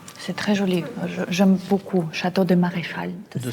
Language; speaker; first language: French; non-native, learner; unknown